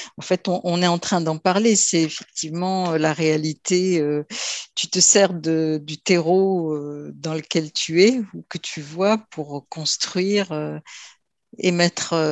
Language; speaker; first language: French; native; French